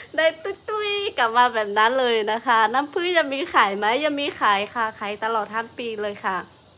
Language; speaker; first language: Thai; non-native, local second language; Lahu